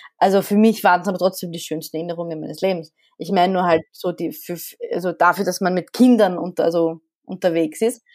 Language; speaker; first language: German; early bilingual, other home language; Arabic